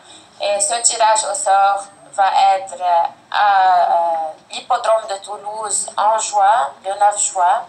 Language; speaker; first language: French; non-native, fluent; Arabic